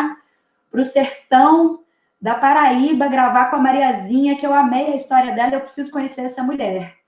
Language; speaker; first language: Portuguese; native; Portuguese